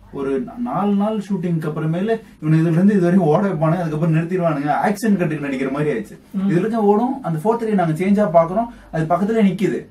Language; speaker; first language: Tamil; native; Tamil